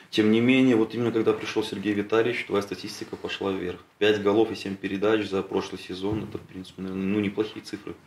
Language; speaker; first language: Russian; native; Russian